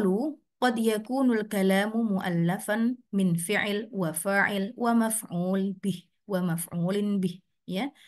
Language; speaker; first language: Arabic; non-native, fluent; Indonesian